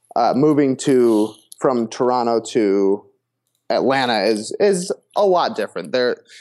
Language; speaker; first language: English; native; English